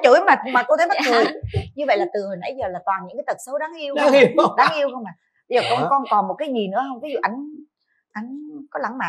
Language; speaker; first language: Vietnamese; native; Vietnamese